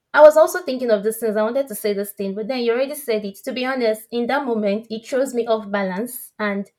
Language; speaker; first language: English; non-native, local second language; Yoruba